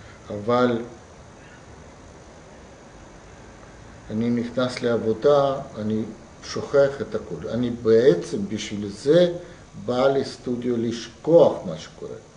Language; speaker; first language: Hebrew; non-native, fluent; Russian